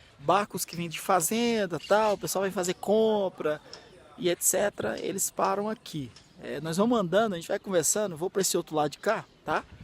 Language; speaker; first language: Portuguese; native; Portuguese